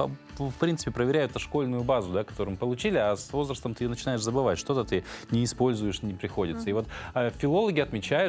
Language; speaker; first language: Russian; native; Russian